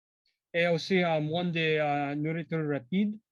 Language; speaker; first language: French; non-native, learner; English